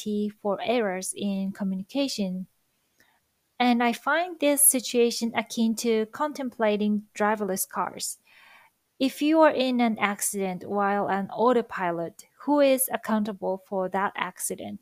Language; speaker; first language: English; non-native, fluent; Japanese